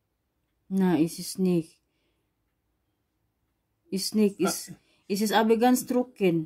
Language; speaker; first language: German; non-native, learner; Filipino